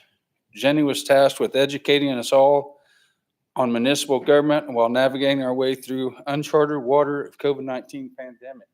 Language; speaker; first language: English; native; English